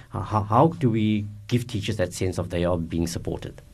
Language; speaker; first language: English; non-native, local second language; Afrikaans